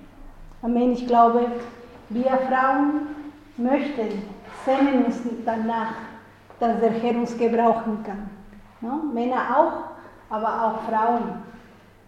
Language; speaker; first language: German; non-native, fluent; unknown